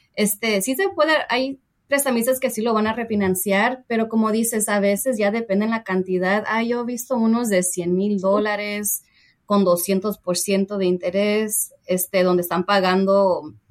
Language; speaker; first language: Spanish; early bilingual, heritage; Spanish